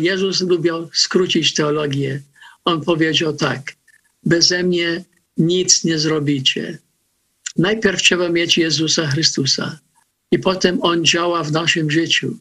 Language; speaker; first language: Polish; early bilingual, heritage; Polish